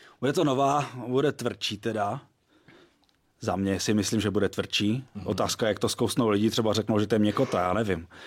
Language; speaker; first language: Czech; native; Czech